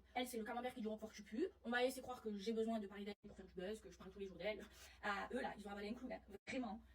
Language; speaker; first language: French; native; French